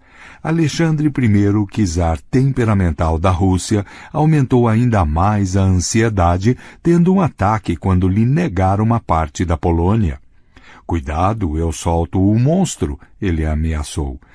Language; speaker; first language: Portuguese; native; Portuguese